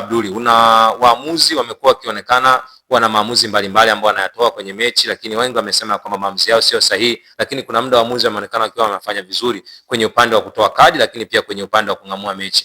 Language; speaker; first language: Swahili; native; Swahili